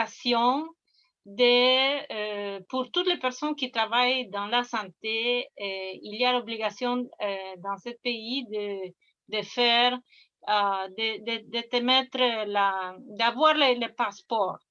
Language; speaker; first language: French; non-native, fluent; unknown